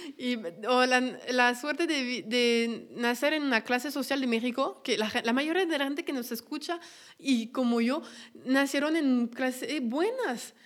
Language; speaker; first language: Spanish; non-native, fluent; French